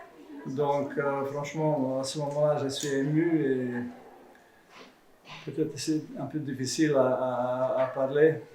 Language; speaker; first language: French; non-native, fluent; Serbian